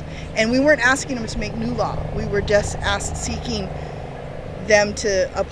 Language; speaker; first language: English; native; English